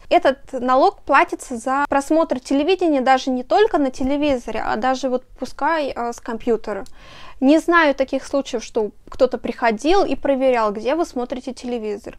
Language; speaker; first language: Russian; native; Russian